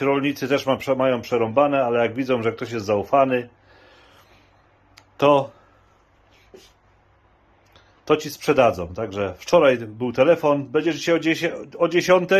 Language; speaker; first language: Polish; native; Polish